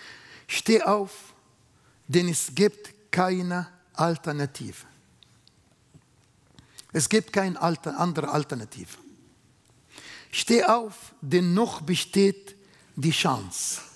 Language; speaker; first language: German; non-native, fluent; Arabic